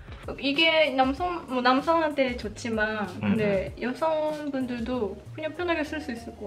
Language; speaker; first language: Korean; non-native, fluent; Japanese